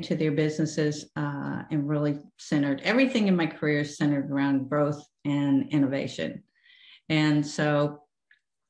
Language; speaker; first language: English; native; English